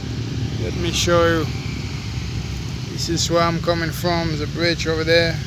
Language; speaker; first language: English; non-native, fluent; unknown